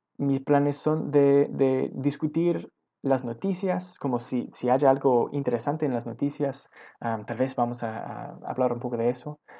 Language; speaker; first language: Spanish; non-native, learner; English